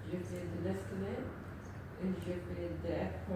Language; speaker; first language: French; non-native, learner; English